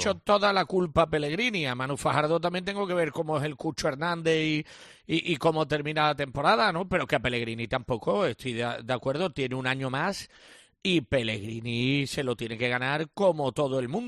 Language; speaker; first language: Spanish; native; Spanish